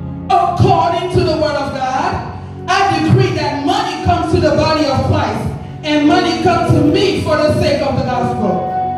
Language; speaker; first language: English; native; English